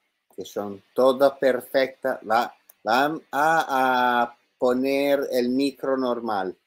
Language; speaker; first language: Spanish; non-native, learner; Italian